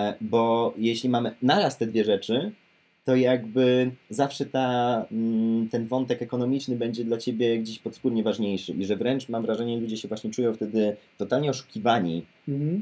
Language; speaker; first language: Polish; native; Polish